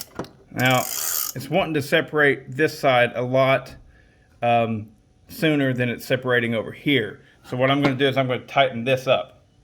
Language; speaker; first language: English; native; English